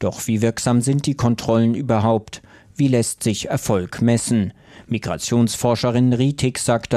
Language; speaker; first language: German; native; German